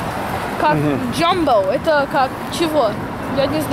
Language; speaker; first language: Russian; early bilingual, heritage; Russian